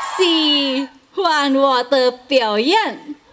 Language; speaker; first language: English; non-native, learner; Thai